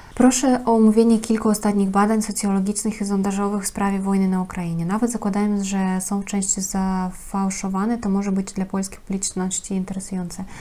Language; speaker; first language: Polish; non-native, fluent; Russian